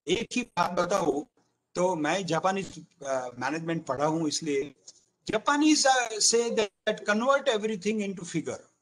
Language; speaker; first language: Hindi; non-native, local second language; Gujarati